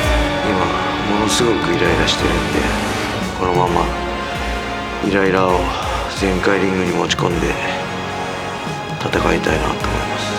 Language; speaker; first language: Japanese; native; Japanese